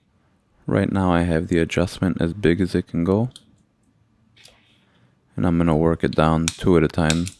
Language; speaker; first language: English; native; English